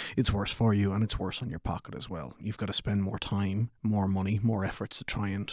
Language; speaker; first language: English; native; English